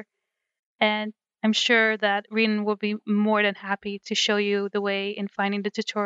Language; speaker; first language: English; non-native, fluent; Dutch